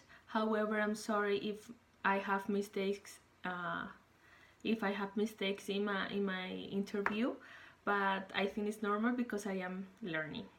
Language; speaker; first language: English; non-native, learner; Spanish